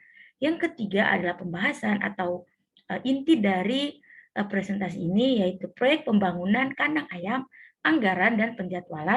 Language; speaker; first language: Indonesian; native; Indonesian